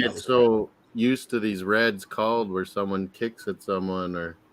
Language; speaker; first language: English; native; English